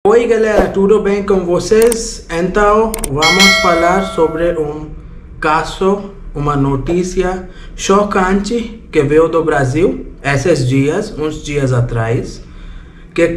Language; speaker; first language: Portuguese; non-native, learner; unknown